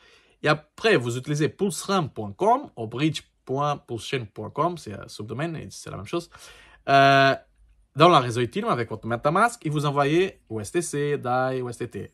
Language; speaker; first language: French; non-native, learner; Portuguese